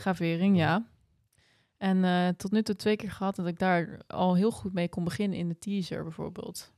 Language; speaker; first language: Dutch; native; Dutch